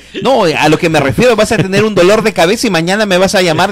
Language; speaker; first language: Spanish; native; Spanish